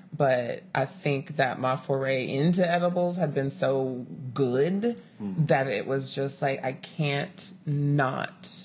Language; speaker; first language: English; native; English